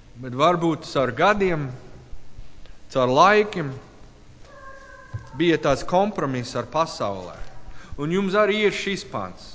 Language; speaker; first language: Latvian; non-native, learner; English